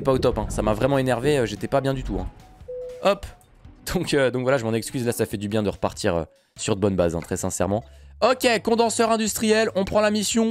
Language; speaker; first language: French; native; French